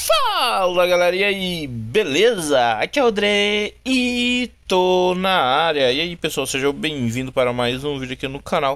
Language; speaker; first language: Portuguese; native; Portuguese